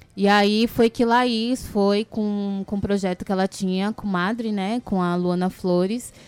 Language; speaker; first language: Portuguese; native; Portuguese